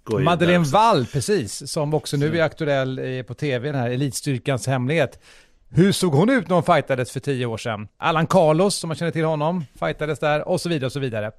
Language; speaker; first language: Swedish; native; Swedish